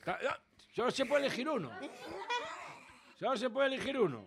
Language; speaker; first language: Spanish; native; Spanish